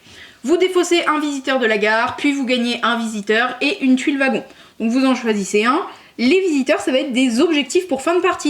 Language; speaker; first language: French; native; French